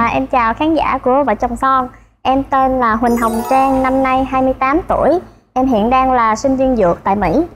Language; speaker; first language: Vietnamese; early bilingual, other home language; English